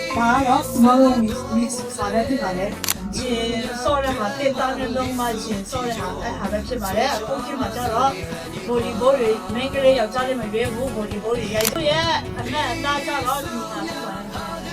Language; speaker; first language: Burmese; non-native, local second language; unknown